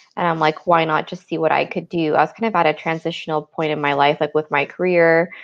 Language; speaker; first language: English; native; English